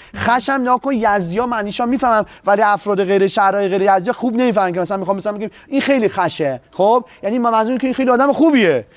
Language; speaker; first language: Persian; non-native, local second language; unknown